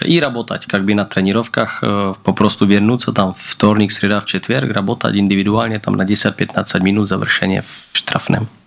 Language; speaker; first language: Russian; non-native, learner; Slovak